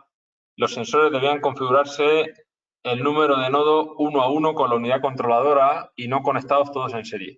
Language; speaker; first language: Spanish; native; Spanish